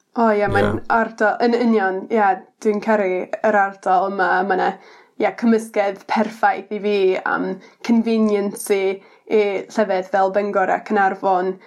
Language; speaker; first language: Welsh; non-native, learner; English